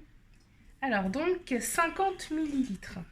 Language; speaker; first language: French; native; French